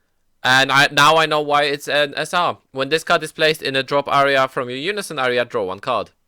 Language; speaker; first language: English; native; English